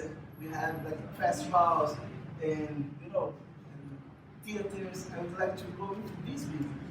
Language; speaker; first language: English; non-native, fluent; Portuguese